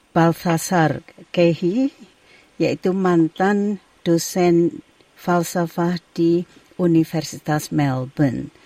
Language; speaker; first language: Indonesian; native; Indonesian